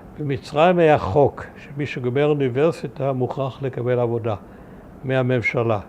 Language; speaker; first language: Hebrew; early bilingual, other home language; German